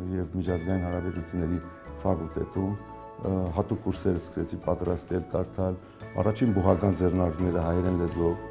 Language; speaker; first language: Armenian; early bilingual, heritage; Armenian